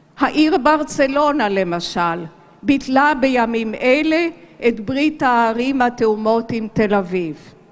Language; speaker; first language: Hebrew; early bilingual, other home language; Romanian